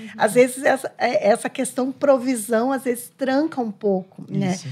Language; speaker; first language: Portuguese; native; Portuguese